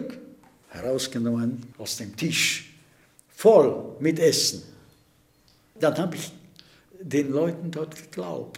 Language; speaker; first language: German; early bilingual, heritage; Czech